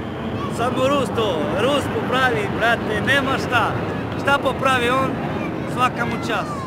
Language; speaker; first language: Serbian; non-native, local second language; Romany